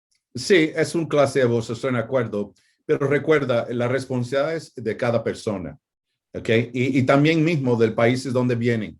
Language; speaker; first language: Spanish; non-native, fluent; English